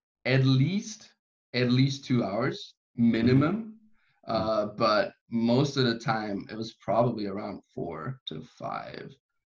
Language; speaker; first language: English; non-native, fluent; German